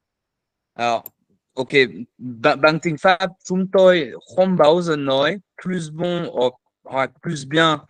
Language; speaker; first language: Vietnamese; non-native, learner; French